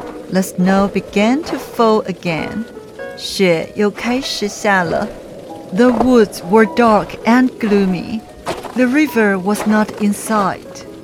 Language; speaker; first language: English; non-native, fluent; Chinese